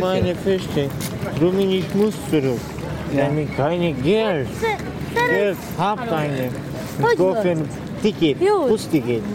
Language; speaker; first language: German; non-native, learner; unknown